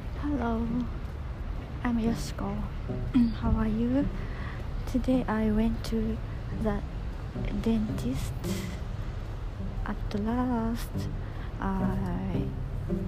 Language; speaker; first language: English; non-native, learner; Japanese